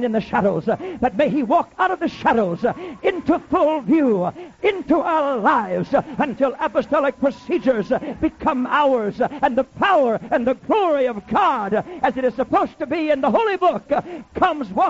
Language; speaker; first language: English; native; English